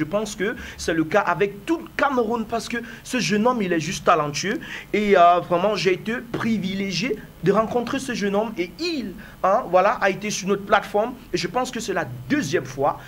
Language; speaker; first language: French; non-native, local second language; English